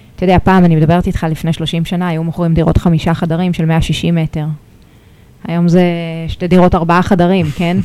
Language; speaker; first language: Hebrew; native; Hebrew